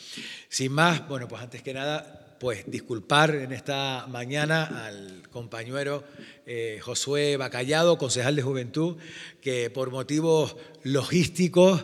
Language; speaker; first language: Spanish; native; Spanish